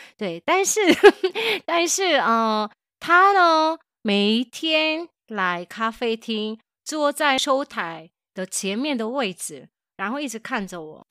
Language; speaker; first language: Chinese; non-native, fluent; Korean